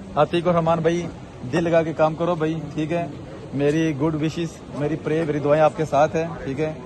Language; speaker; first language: Urdu; non-native, local second language; Punjabi